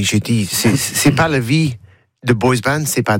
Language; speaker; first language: French; non-native, learner; English